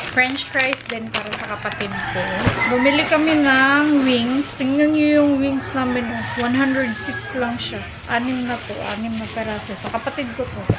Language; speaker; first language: Filipino; non-native, local second language; Cebuano